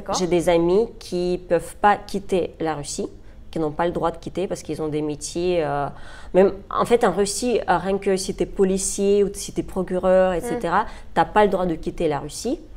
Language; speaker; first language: French; non-native, fluent; Russian